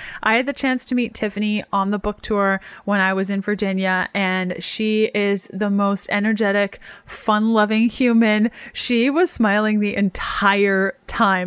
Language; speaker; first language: English; native; English